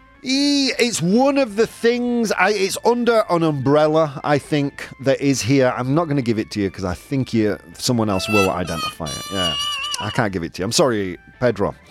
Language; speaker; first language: English; native; English